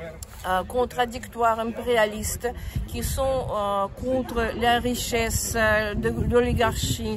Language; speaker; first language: French; non-native, fluent; Russian